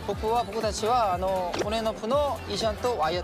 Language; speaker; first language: Japanese; non-native, learner; Korean